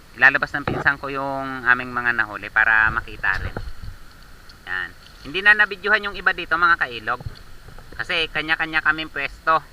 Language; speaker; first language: Filipino; non-native, local second language; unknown